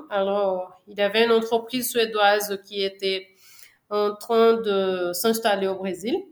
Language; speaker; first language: French; non-native, fluent; Portuguese